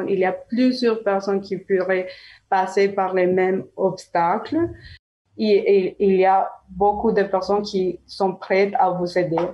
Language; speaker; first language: French; non-native, learner; Spanish